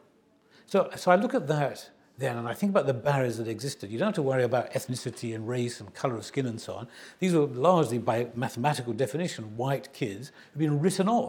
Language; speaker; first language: English; native; English